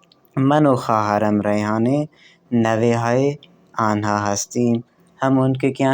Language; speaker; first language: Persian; non-native, fluent; Urdu